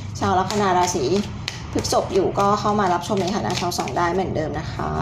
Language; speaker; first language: Thai; native; Thai